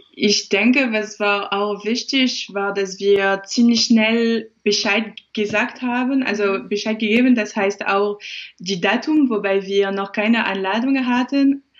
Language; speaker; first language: German; non-native, fluent; French